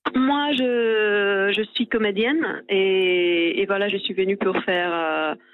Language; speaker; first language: French; non-native, fluent; Spanish